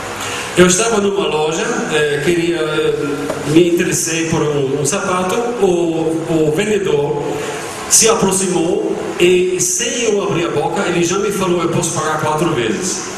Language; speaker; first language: Portuguese; non-native, fluent; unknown